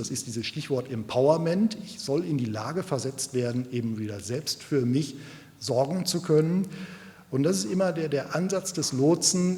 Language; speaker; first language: German; native; German